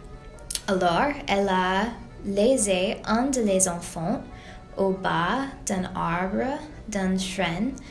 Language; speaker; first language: French; non-native, learner; English